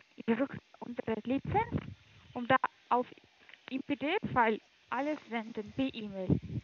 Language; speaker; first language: German; non-native, learner; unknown